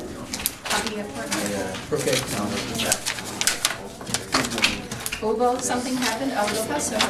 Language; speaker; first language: Spanish; non-native, fluent; English